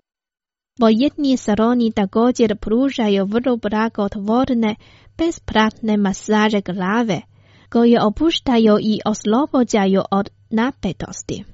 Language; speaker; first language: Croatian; non-native, fluent; Chinese